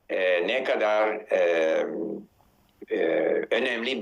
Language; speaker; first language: Turkish; non-native, learner; English